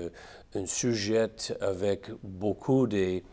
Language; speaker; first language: French; non-native, learner; English